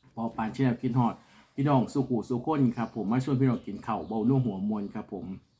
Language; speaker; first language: Thai; native; Thai